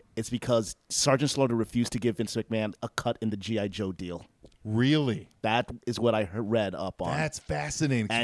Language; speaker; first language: English; native; English